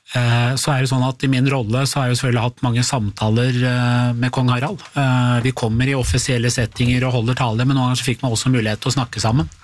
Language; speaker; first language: Norwegian; native; Norwegian